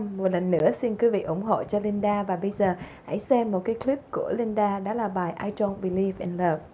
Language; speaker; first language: Vietnamese; native; Vietnamese